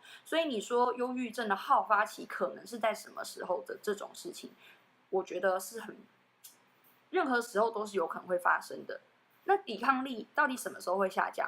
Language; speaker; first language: Chinese; native; Chinese